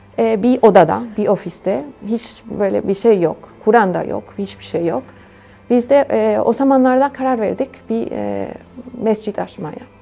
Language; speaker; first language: Turkish; non-native, fluent; Spanish